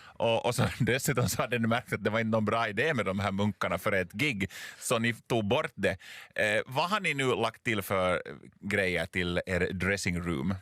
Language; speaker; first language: Swedish; native; Swedish